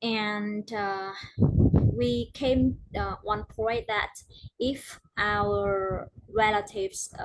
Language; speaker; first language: English; non-native, learner; Vietnamese